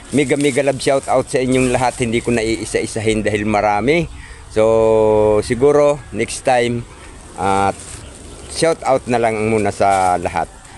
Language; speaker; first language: Filipino; non-native, local second language; Cebuano